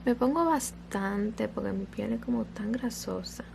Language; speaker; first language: Spanish; early bilingual, other home language; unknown